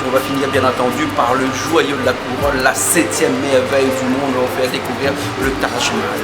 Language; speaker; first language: French; native; French